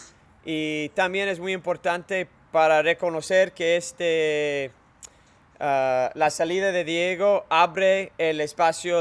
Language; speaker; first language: Spanish; non-native, fluent; English